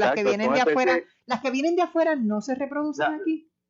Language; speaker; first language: Spanish; native; Spanish